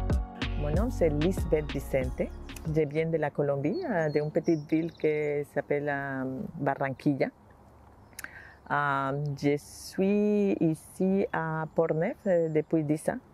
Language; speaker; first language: French; non-native, learner; Spanish